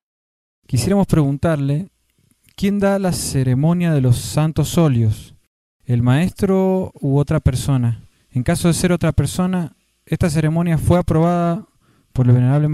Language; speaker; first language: Spanish; native; Spanish